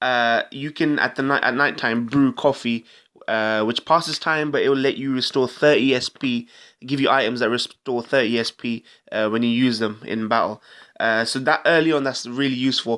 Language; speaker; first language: English; native; English